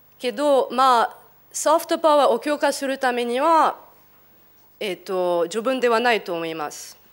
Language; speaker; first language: Japanese; non-native, fluent; French